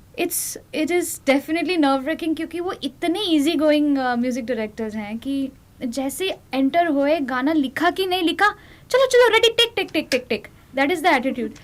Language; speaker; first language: Hindi; non-native, local second language; Bangla